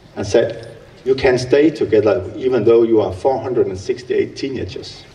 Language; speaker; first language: English; non-native, fluent; Danish